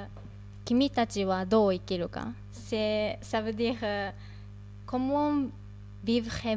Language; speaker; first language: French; non-native, fluent; Japanese